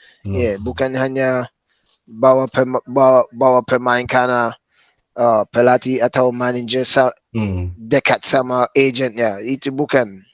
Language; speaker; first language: Indonesian; non-native, fluent; English